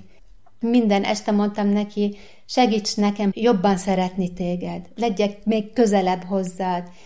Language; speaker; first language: Hungarian; non-native, learner; Arabic